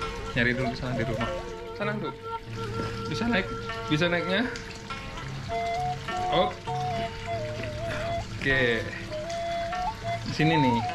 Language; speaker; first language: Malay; non-native, local second language; Sundanese